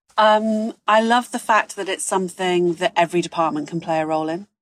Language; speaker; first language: English; native; English